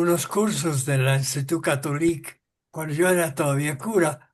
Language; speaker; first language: Spanish; non-native, fluent; English